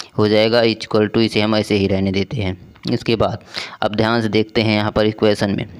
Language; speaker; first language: Hindi; native; Hindi